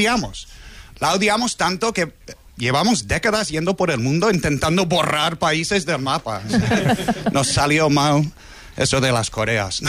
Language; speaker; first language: Spanish; non-native, fluent; English